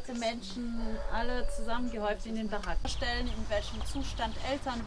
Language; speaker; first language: German; native; German